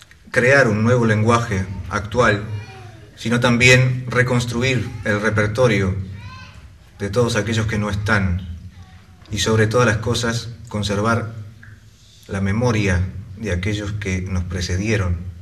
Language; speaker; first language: Spanish; native; Spanish